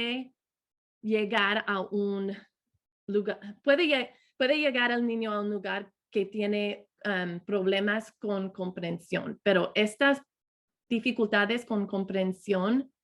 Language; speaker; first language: Spanish; non-native, fluent; English